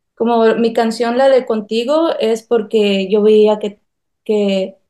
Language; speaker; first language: Spanish; early bilingual, heritage; Spanish